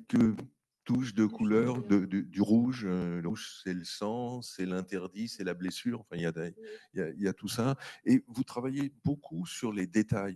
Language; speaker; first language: French; native; French